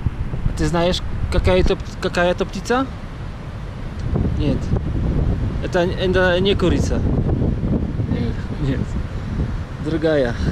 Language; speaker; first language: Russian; non-native, learner; Polish